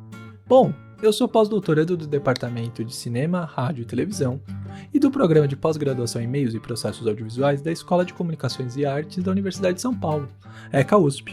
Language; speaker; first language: Portuguese; native; Portuguese